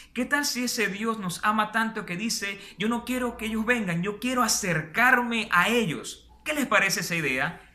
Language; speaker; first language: Spanish; native; Spanish